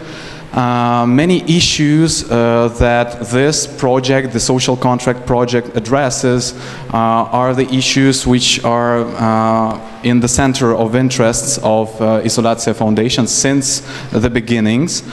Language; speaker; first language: English; non-native, fluent; Ukrainian